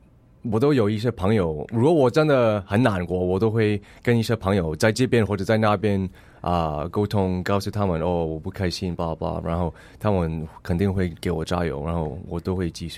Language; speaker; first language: Chinese; early bilingual, heritage; English